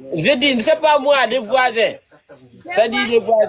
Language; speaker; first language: French; non-native, local second language; Bambara